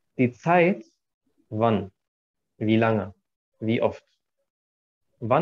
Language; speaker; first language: German; non-native, fluent; Arabic